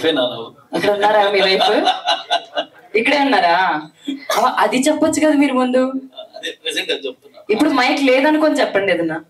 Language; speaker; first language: Telugu; native; Telugu